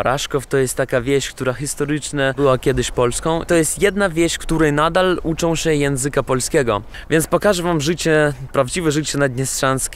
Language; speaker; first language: Polish; non-native, learner; Russian